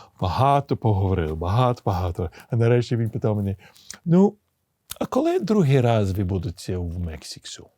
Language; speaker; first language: Ukrainian; early bilingual, heritage; English